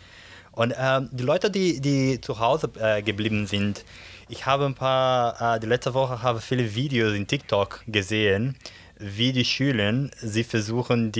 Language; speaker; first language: German; non-native, fluent; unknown